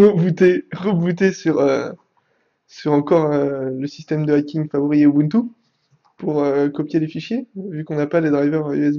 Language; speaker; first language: French; native; French